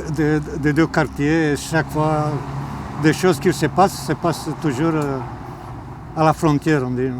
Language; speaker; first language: French; non-native, fluent; Romanian